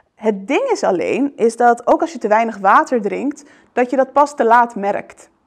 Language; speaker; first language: Dutch; early bilingual, other home language; Arabic